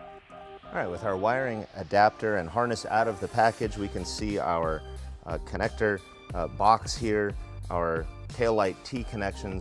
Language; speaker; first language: English; native; English